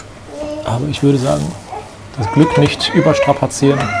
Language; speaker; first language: German; native; German